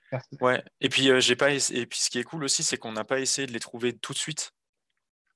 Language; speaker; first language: French; native; French